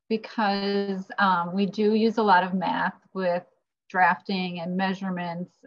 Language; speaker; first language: English; native; English